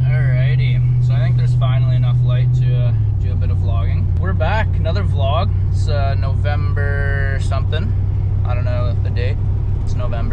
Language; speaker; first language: English; native; English